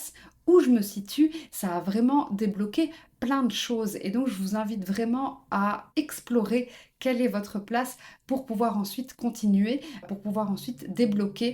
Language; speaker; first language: French; native; French